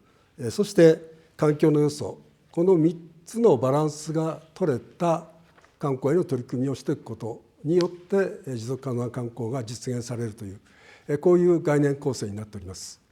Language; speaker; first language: Japanese; native; Japanese